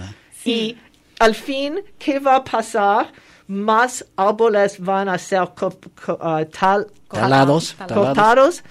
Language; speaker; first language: Spanish; non-native, fluent; French